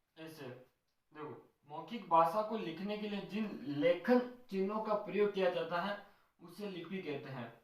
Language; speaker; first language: Hindi; native; Hindi